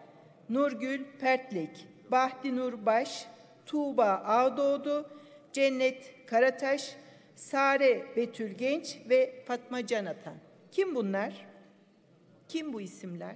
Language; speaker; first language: Turkish; native; Turkish